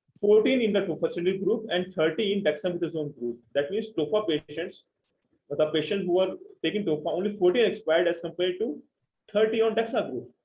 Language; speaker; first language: English; non-native, local second language; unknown